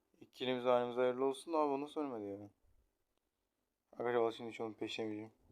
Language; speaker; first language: Turkish; native; Turkish